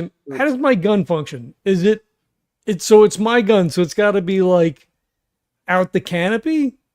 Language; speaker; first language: English; native; English